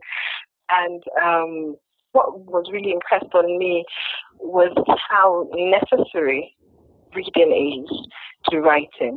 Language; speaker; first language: English; non-native, local second language; Yoruba